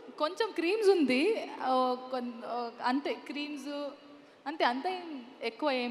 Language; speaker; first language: Telugu; non-native, learner; Kannada